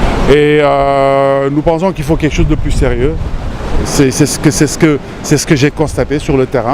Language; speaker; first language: French; non-native, local second language; Wolof